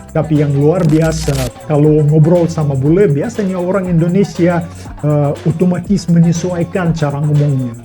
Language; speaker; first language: Indonesian; non-native, fluent; Russian